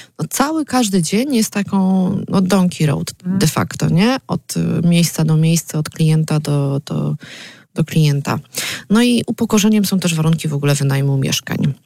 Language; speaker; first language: Polish; native; Polish